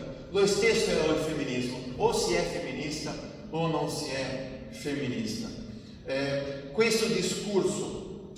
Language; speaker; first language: Italian; non-native, fluent; Portuguese